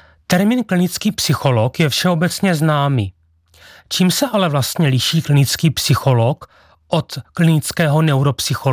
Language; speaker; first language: Czech; native; Czech